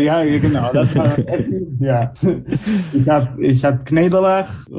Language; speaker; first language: German; non-native, fluent; Hebrew